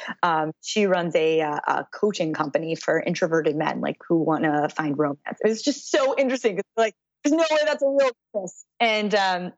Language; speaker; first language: English; native; English